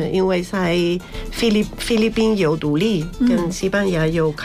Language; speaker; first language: Chinese; non-native, fluent; Spanish